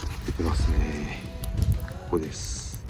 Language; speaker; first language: Japanese; native; Japanese